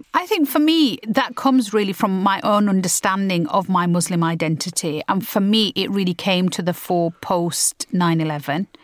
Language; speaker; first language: English; early bilingual, other home language; Punjabi